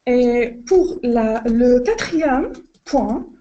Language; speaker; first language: French; non-native, learner; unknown